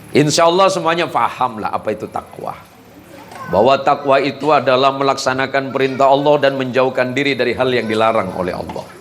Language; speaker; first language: Indonesian; native; Indonesian